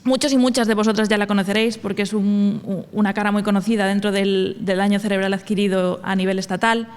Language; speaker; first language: Spanish; native; Spanish